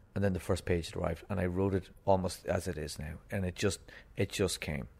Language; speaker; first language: English; native; English